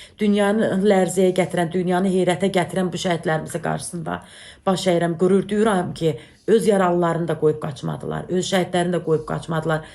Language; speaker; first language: Azerbaijani; native; Azerbaijani